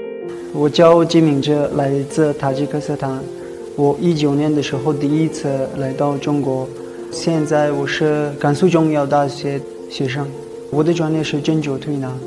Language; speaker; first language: Chinese; non-native, local second language; Tajik